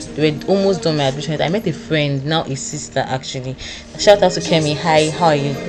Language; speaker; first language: English; non-native, local second language; Yoruba